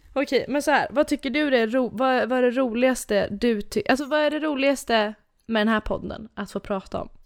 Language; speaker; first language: Swedish; native; Swedish